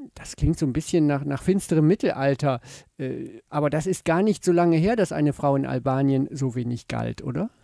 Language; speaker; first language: German; native; German